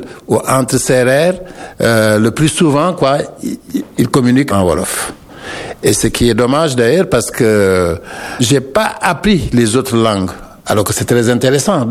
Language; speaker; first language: French; non-native, local second language; Wolof